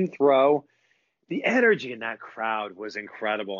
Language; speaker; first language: English; native; English